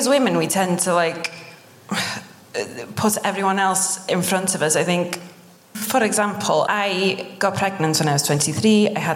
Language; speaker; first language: English; non-native, local second language; Welsh